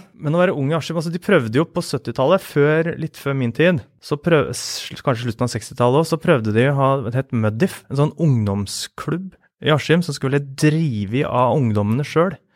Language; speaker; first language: Norwegian; native; Norwegian